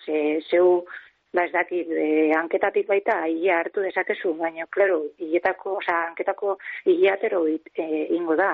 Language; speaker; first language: Basque; native; Basque